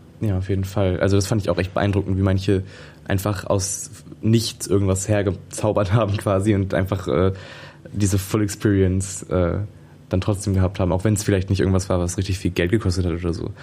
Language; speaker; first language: German; native; German